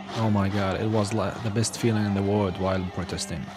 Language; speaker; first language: English; non-native, fluent; Arabic